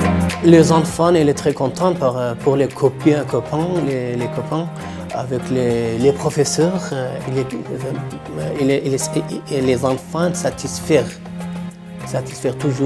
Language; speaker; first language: French; non-native, learner; Arabic